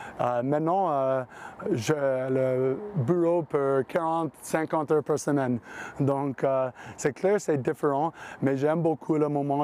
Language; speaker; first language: French; non-native, learner; English